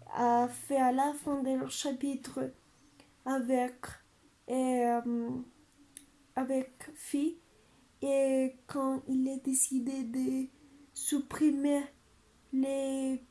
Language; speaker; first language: French; non-native, learner; Spanish